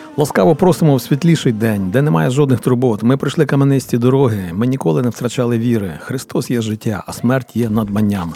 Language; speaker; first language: Ukrainian; native; Ukrainian